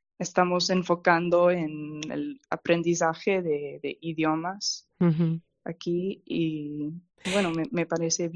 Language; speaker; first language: Spanish; non-native, fluent; English